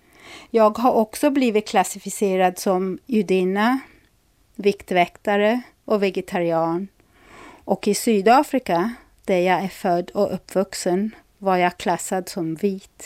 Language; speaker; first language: Swedish; non-native, fluent; English